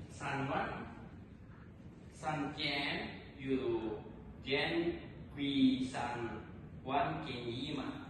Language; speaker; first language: Chinese; non-native, learner; Indonesian